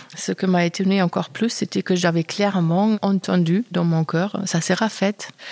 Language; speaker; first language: French; non-native, fluent; German